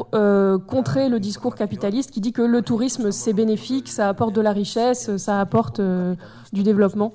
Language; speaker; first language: French; native; French